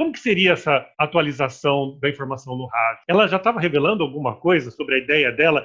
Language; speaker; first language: Portuguese; native; Portuguese